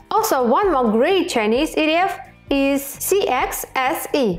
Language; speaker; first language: English; non-native, fluent; Russian